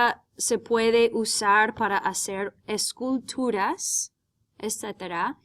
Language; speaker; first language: Spanish; non-native, fluent; English